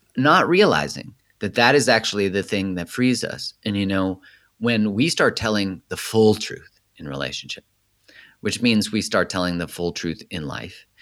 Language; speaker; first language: English; native; English